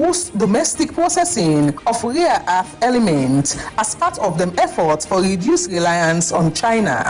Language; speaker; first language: English; non-native, local second language; Krio